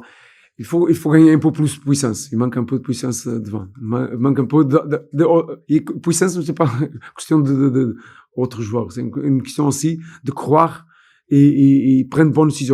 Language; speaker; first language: French; non-native, fluent; Portuguese